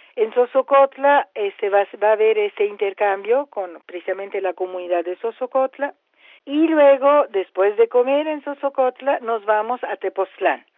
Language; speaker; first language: Spanish; non-native, local second language; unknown